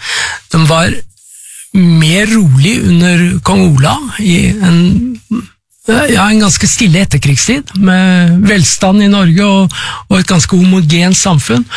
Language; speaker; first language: Norwegian; native; Norwegian